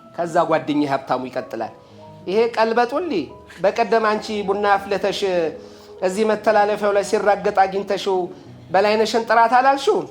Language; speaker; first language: Amharic; native; Amharic